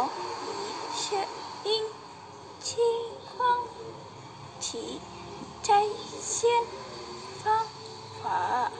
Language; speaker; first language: Chinese; non-native, learner; Indonesian